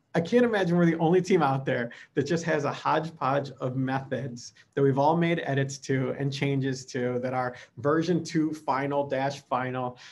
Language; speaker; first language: English; native; English